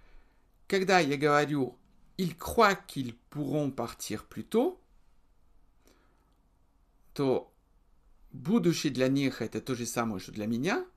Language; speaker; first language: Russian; non-native, fluent; French